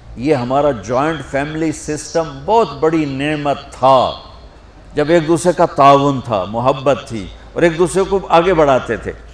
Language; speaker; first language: Urdu; non-native, local second language; Punjabi